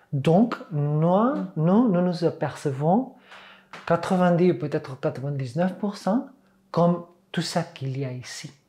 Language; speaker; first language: French; non-native, fluent; Catalan